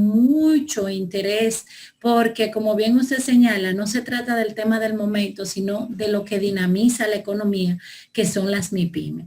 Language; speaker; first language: Spanish; native; Spanish